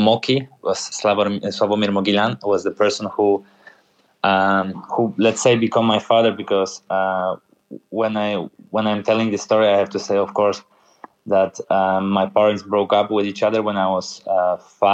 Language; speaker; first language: English; non-native, fluent; Polish